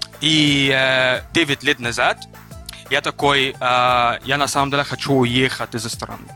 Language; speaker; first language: Russian; non-native, learner; Arabic